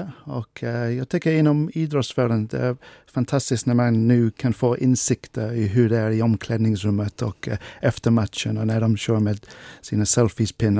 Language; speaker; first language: Swedish; non-native, fluent; English